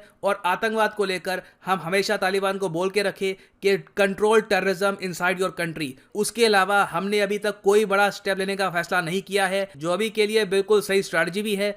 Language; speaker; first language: Hindi; native; Hindi